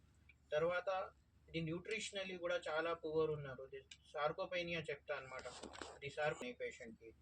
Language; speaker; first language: Telugu; native; Telugu